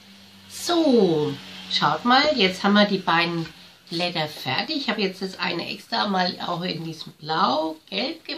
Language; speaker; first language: German; native; German